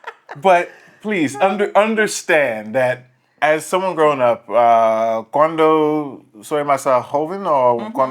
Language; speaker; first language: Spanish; non-native, learner; English